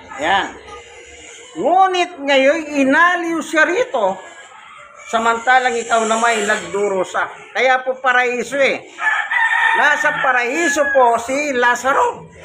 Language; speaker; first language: Filipino; non-native, local second language; Pampanga